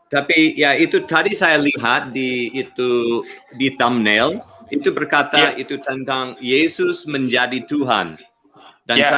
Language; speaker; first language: Indonesian; non-native, learner; English